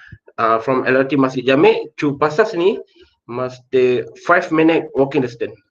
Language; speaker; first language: English; non-native, local second language; Malay